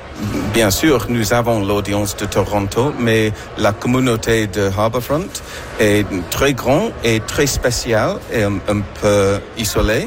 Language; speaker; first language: French; non-native, fluent; English